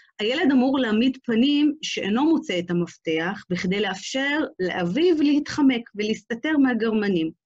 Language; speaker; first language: Hebrew; non-native, local second language; Arabic